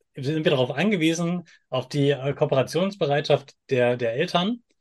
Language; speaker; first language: German; native; German